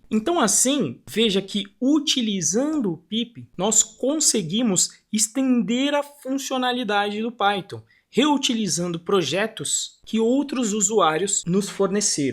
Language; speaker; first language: Portuguese; native; Portuguese